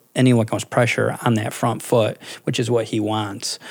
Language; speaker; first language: English; native; English